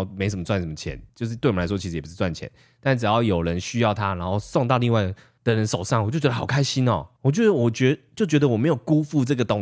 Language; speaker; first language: Chinese; native; Chinese